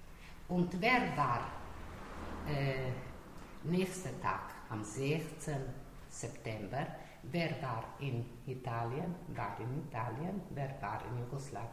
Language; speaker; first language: German; non-native, learner; Slovenian